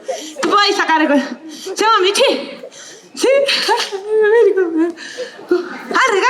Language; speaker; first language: Italian; non-native, learner; Spanish